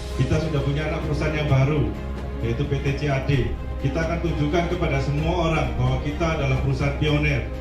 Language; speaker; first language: Indonesian; native; Indonesian